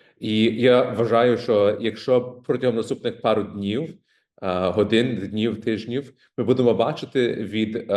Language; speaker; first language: Ukrainian; early bilingual, heritage; Ukrainian